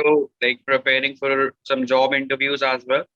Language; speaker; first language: English; non-native, local second language; Hindi